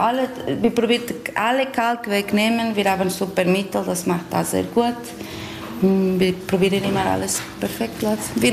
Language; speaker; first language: German; non-native, learner; Portuguese